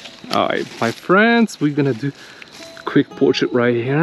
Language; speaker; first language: English; non-native, fluent; Ukrainian